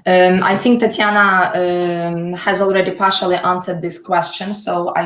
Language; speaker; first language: English; non-native, fluent; Polish